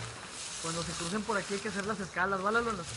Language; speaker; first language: Spanish; native; Spanish